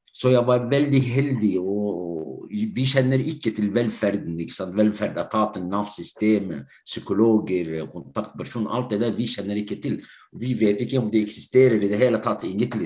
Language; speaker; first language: Norwegian; non-native, fluent; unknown